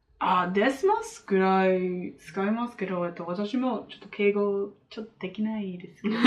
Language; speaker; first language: Japanese; non-native, learner; English